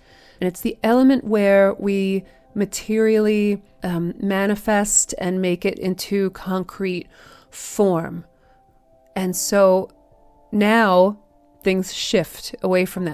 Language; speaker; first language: English; native; English